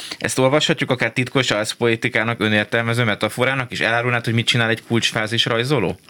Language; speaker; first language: Hungarian; native; Hungarian